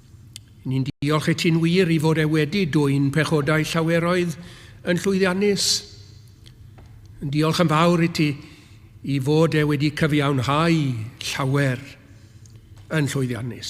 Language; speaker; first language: Welsh; native; Welsh